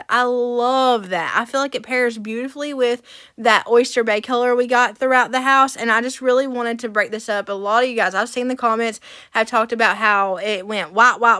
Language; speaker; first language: English; native; English